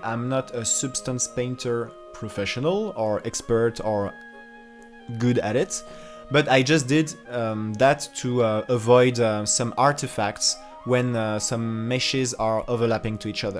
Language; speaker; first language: English; non-native, fluent; French